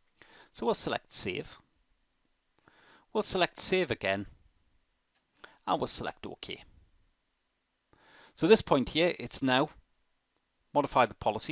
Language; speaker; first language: English; native; English